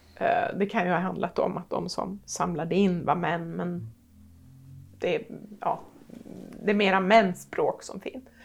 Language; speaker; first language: Swedish; native; Swedish